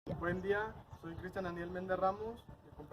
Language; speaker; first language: Spanish; native; Spanish